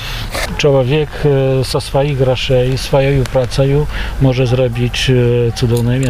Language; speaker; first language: Polish; non-native, local second language; Belarusian